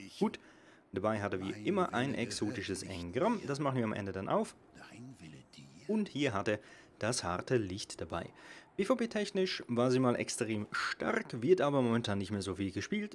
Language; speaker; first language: German; native; German